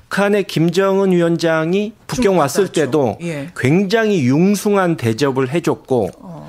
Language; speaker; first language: Korean; native; Korean